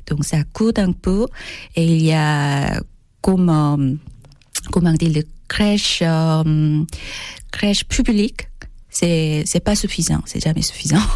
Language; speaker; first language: French; non-native, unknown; Korean